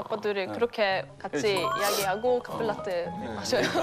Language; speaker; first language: Korean; non-native, learner; Swedish